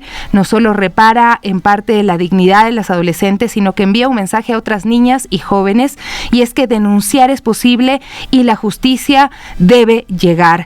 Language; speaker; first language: Spanish; native; Spanish